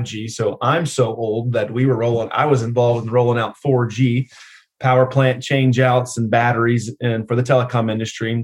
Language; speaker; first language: English; native; English